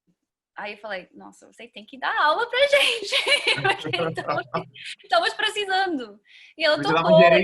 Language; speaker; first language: Portuguese; non-native, fluent; English